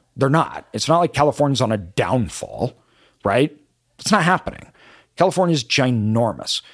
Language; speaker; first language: English; native; English